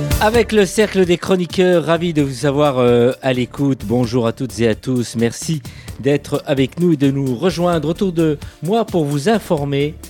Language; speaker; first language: French; native; French